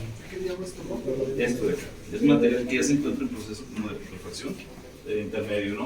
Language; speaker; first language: Spanish; native; Spanish